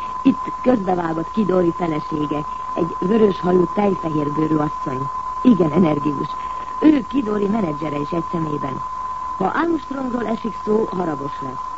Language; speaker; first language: Hungarian; native; Hungarian